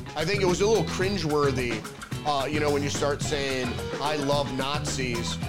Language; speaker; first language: English; early bilingual, other home language; German